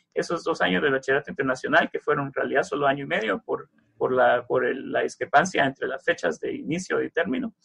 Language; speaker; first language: Spanish; native; Spanish